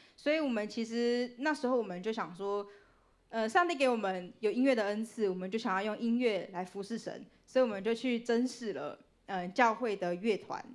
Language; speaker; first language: Chinese; native; Chinese